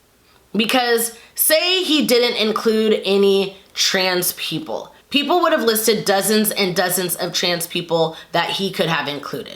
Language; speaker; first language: English; native; English